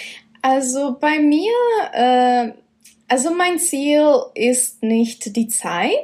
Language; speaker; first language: German; non-native, fluent; Czech